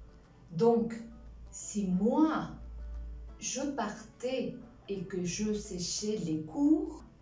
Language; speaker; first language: French; non-native, fluent; Spanish